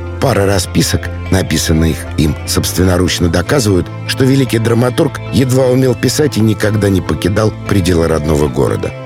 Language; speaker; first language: Russian; native; Russian